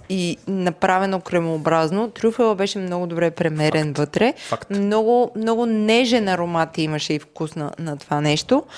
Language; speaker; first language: Bulgarian; native; Bulgarian